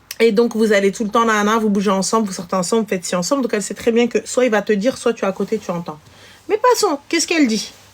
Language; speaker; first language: French; early bilingual, other home language; Arabic